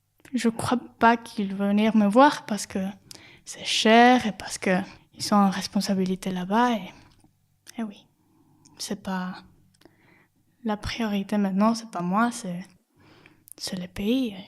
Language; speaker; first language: French; non-native, fluent; Spanish